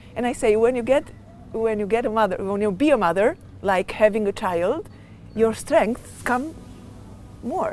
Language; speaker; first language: English; non-native, learner; Albanian